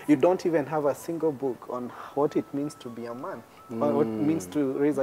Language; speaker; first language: English; non-native, local second language; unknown